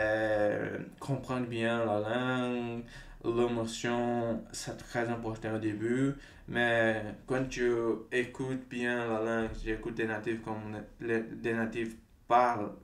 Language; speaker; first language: French; non-native, fluent; Portuguese